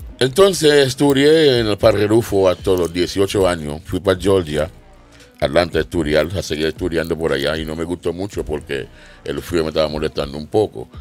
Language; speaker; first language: Spanish; non-native, fluent; English